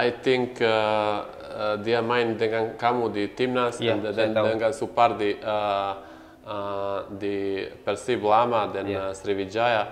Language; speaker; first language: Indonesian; non-native, learner; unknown